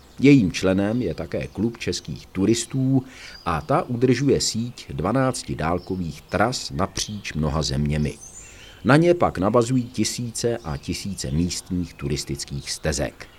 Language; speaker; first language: Czech; native; Czech